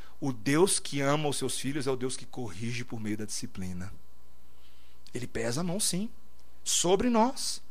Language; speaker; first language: Portuguese; native; Portuguese